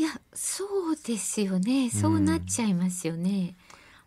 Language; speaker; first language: Japanese; native; Japanese